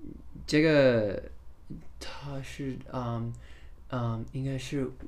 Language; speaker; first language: Chinese; non-native, learner; English